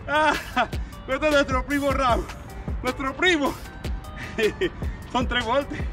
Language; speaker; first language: Italian; non-native, learner; Spanish